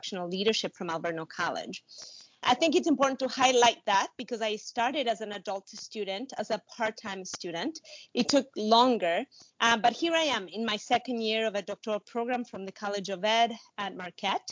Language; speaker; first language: English; non-native, fluent; Spanish